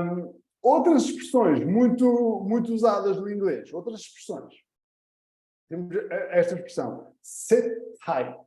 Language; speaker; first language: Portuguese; early bilingual, heritage; Portuguese